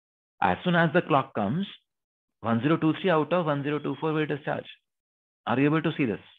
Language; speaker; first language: English; non-native, local second language; Hindi